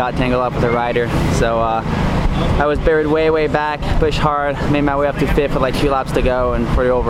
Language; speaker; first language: English; native; English